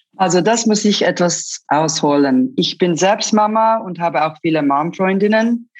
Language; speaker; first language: German; early bilingual, other home language; Turkish